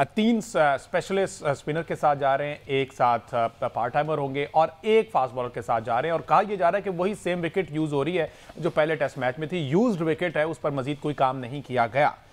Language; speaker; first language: Urdu; non-native, local second language; Punjabi